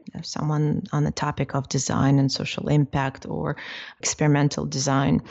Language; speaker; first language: English; non-native, fluent; Russian